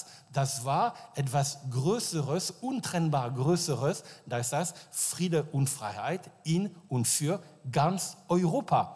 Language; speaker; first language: German; non-native, fluent; French